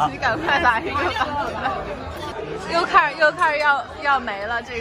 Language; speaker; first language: Chinese; native; Chinese